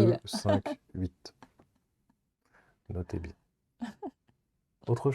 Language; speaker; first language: French; native; French